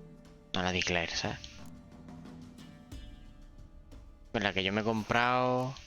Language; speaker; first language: Spanish; native; Spanish